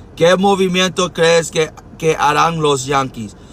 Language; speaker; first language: Spanish; early bilingual, heritage; Spanish